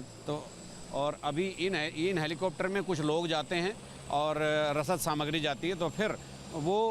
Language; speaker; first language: Hindi; native; Hindi